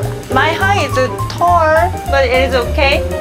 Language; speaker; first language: English; non-native, learner; Korean